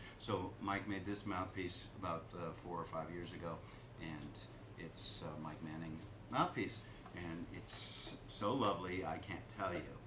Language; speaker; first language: English; native; English